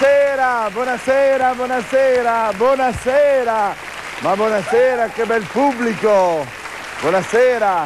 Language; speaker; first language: Italian; native; Italian